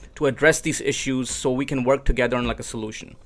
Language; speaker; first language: English; non-native, local second language; Urdu